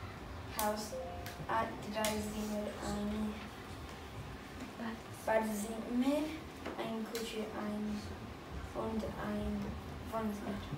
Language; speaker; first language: German; non-native, learner; Spanish